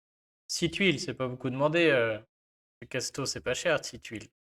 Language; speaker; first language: French; native; French